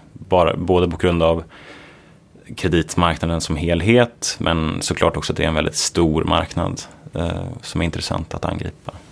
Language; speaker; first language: Swedish; native; Swedish